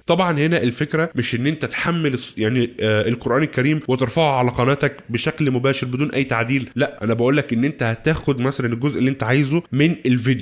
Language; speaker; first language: Arabic; native; Arabic